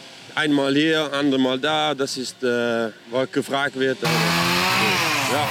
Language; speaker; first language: German; non-native, learner; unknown